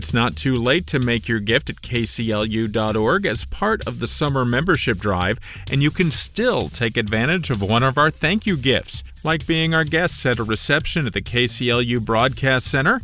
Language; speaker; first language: English; native; English